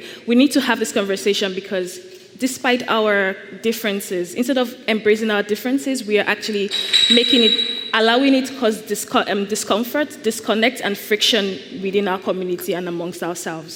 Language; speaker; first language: English; non-native, local second language; Igbo